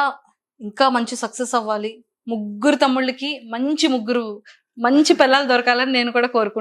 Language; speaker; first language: Telugu; native; Telugu